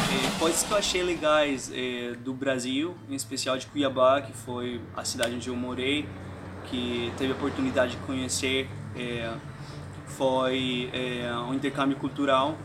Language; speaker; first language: Portuguese; non-native, fluent; Spanish